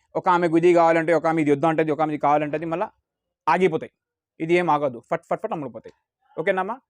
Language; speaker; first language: Telugu; non-native, local second language; Urdu